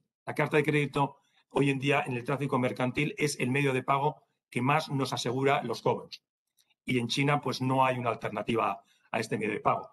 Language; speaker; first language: Spanish; native; Spanish